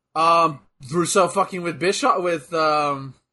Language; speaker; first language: English; native; English